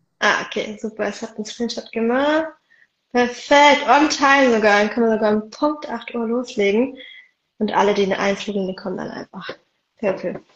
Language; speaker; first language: German; early bilingual, other home language; Arabic